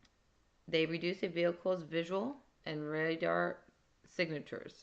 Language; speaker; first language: English; native; English